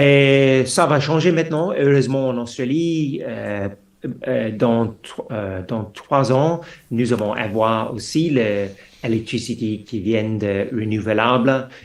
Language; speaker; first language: French; non-native, fluent; English